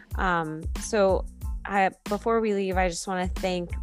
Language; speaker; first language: English; native; English